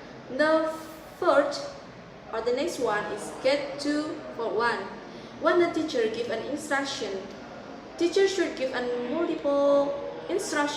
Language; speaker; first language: English; non-native, learner; Indonesian